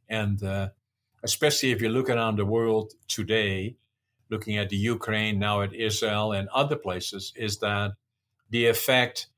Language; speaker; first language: English; non-native, fluent; Dutch